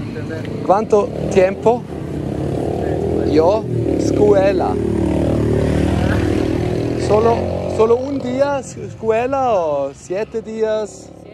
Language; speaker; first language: Spanish; non-native, learner; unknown